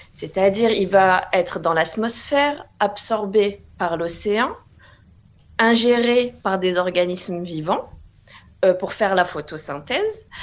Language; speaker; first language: French; non-native, local second language; Arabic